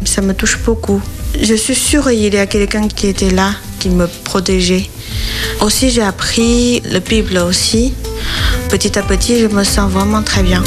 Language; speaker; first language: French; non-native, learner; Chinese